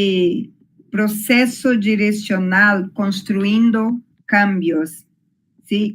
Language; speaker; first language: Spanish; non-native, learner; Portuguese